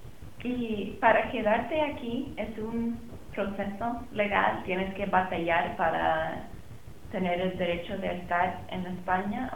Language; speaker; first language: Spanish; non-native, fluent; English